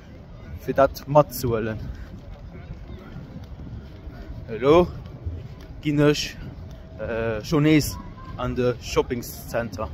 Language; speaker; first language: German; non-native, local second language; Luxembourgish